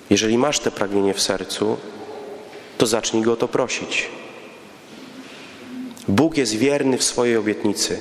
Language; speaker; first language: Polish; native; Polish